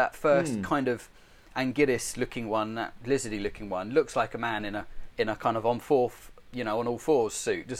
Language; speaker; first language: English; native; English